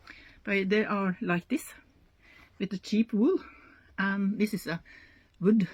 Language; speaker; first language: English; non-native, learner; Norwegian